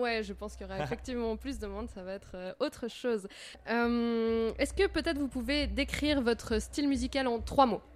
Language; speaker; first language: French; native; French